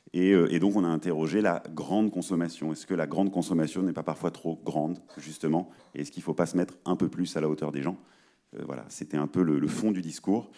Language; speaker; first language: French; native; French